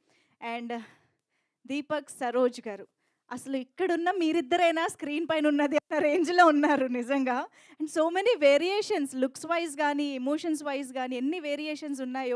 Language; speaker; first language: Telugu; native; Telugu